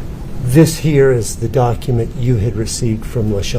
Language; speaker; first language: English; native; English